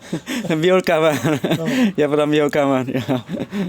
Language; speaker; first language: Icelandic; non-native, learner; Vietnamese